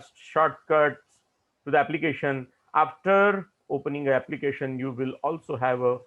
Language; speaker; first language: English; non-native, local second language; Gujarati